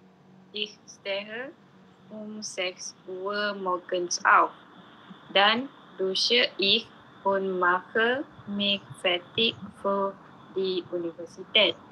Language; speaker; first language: German; non-native, learner; Malay